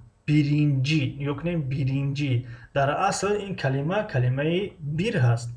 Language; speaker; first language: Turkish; non-native, fluent; Tajik